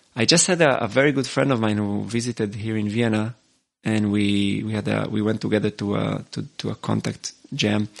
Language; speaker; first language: English; non-native, fluent; Hebrew